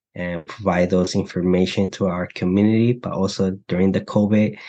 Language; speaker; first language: English; early bilingual, other home language; Mixtepec Mixtec